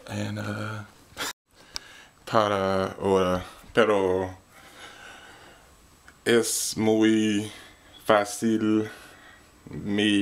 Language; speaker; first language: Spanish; non-native, learner; English